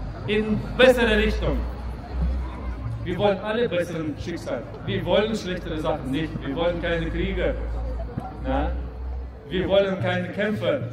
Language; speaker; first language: German; non-native, fluent; Russian